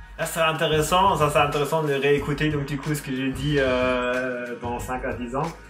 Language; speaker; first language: French; non-native, fluent; German